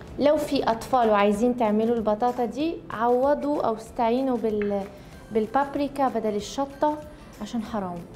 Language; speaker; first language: Arabic; native; Arabic